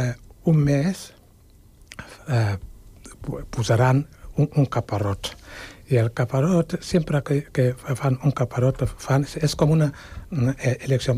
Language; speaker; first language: Catalan; non-native, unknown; Wolof